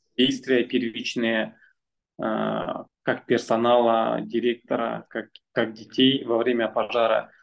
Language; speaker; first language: Russian; non-native, local second language; Kazakh